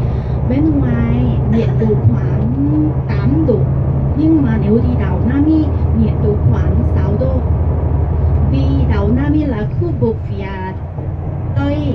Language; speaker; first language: Vietnamese; non-native, learner; Korean